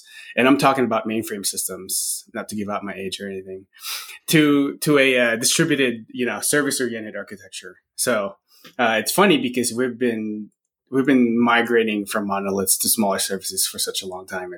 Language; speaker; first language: English; non-native, local second language; Filipino